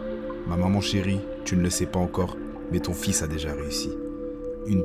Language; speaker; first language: French; native; French